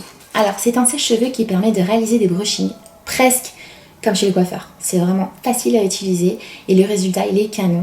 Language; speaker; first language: French; native; French